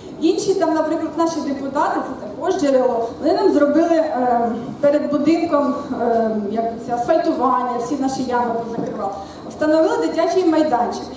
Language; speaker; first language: Ukrainian; non-native, local second language; Russian